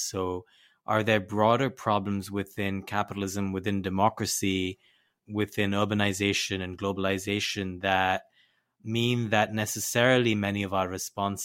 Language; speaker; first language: English; non-native, local second language; Hindi